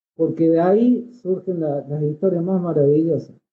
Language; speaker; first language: Spanish; native; Spanish